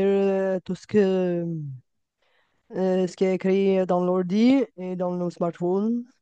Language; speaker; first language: French; non-native, fluent; Bulgarian